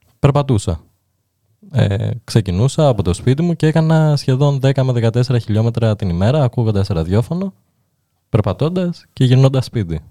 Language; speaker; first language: Greek; early bilingual, other home language; Albanian